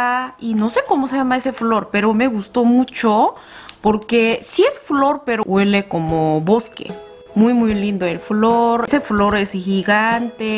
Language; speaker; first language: Spanish; non-native, learner; Korean